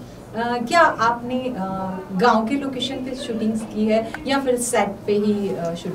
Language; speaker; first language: Hindi; non-native, local second language; Gujarati